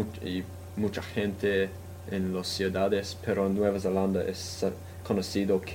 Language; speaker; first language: Spanish; non-native, fluent; English